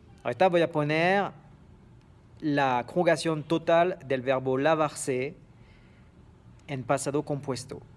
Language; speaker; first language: Spanish; non-native, fluent; French